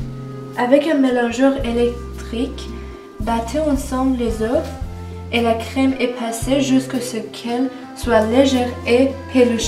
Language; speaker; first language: French; non-native, learner; English